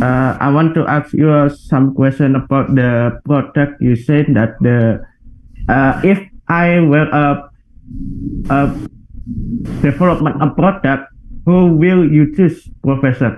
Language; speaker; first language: English; non-native, learner; Indonesian